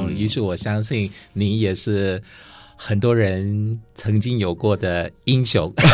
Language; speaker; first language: Chinese; native; Chinese